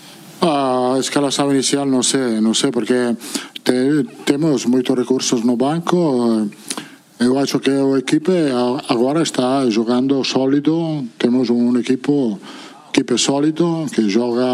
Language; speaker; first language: Portuguese; non-native, learner; Italian